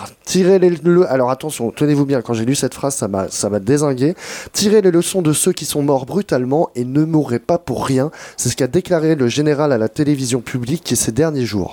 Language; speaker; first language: French; native; French